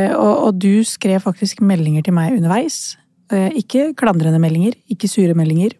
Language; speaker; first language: Norwegian; early bilingual, other home language; Urdu